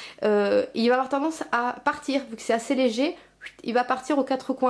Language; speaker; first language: French; native; French